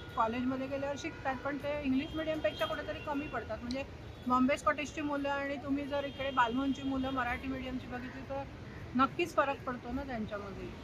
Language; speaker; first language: Marathi; native; Marathi